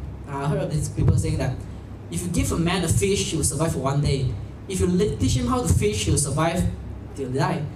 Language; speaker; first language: English; non-native, local second language; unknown